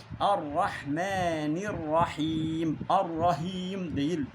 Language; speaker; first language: Turkish; non-native, learner; Arabic